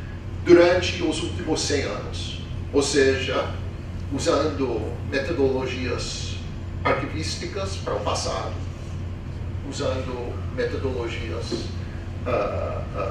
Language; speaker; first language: Portuguese; non-native, fluent; English